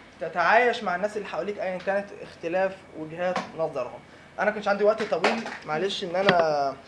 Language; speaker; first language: Arabic; native; Arabic